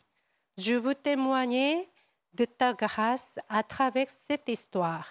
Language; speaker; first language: French; non-native, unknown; Korean